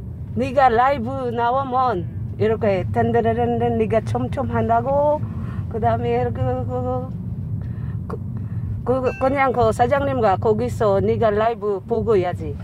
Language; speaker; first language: Korean; non-native, learner; Filipino